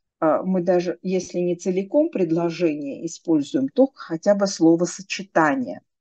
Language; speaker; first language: Russian; native; Russian